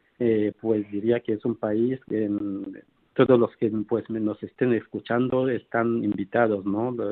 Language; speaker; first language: Spanish; non-native, fluent; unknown